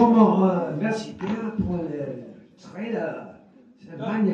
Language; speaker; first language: French; non-native, learner; English